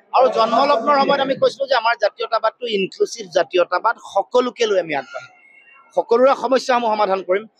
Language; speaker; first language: Assamese; native; Assamese